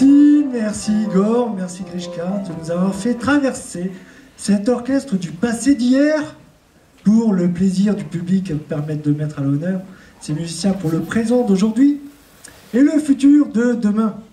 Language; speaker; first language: French; native; French